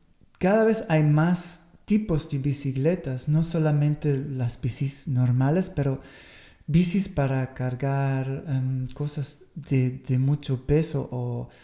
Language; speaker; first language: Spanish; non-native, fluent; German